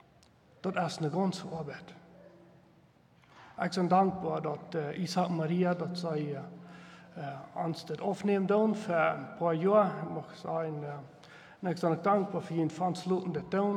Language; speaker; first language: German; non-native, local second language; Plautdietsch